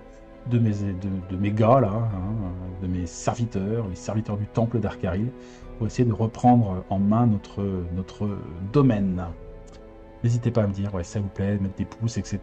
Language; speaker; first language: French; native; French